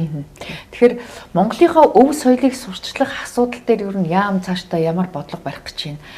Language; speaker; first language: Mongolian; native; Mongolian